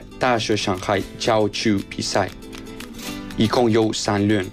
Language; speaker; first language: Chinese; non-native, fluent; Spanish